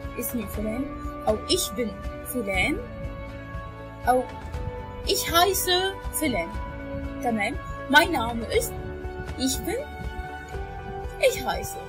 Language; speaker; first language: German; non-native, learner; Arabic